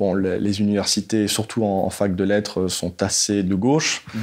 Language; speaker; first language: French; native; French